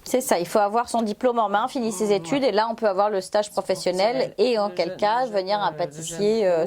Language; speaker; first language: French; native; French